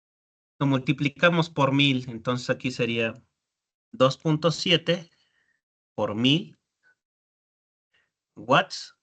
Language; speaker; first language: Spanish; native; Spanish